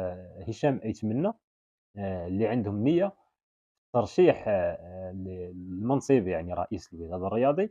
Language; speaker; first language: Arabic; native; Arabic